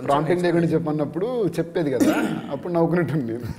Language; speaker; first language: Telugu; native; Telugu